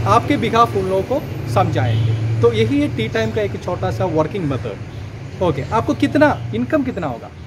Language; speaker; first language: Hindi; non-native, local second language; Malayalam